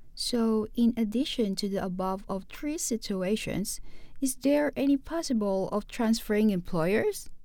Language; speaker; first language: English; non-native, local second language; Filipino